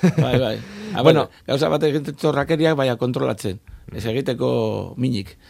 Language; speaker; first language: Basque; non-native, local second language; Spanish